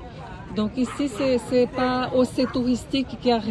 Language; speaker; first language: French; non-native, fluent; Portuguese